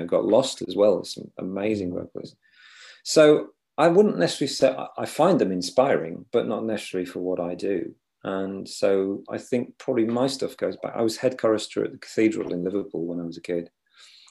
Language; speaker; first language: English; native; English